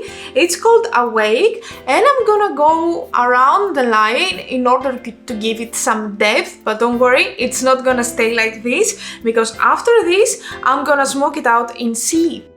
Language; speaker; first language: English; non-native, fluent; Greek